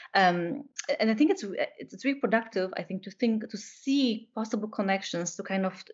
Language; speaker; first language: English; non-native, fluent; Polish